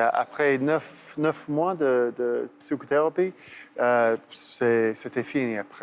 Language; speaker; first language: French; non-native, fluent; English